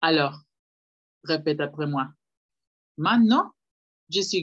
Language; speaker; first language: French; non-native, fluent; Spanish